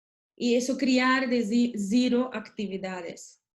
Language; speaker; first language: Spanish; non-native, learner; Russian